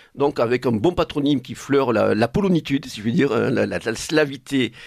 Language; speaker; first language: French; native; French